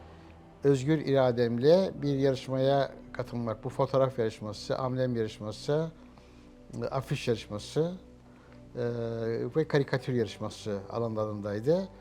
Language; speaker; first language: Turkish; native; Turkish